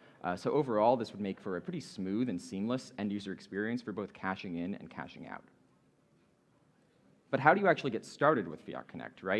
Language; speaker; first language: English; native; English